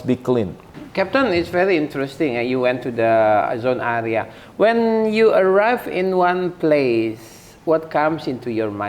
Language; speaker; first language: English; non-native, fluent; Indonesian